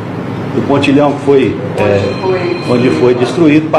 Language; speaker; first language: Portuguese; native; Portuguese